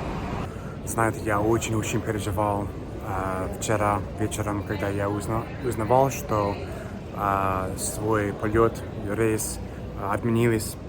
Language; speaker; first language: Russian; non-native, learner; English